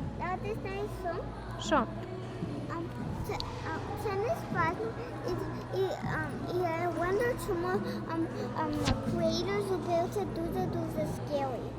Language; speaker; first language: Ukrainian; early bilingual, heritage; Ukrainian